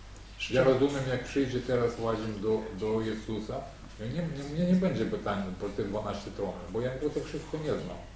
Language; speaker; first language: Polish; non-native, learner; Russian